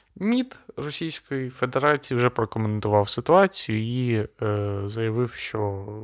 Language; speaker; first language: Ukrainian; non-native, local second language; Russian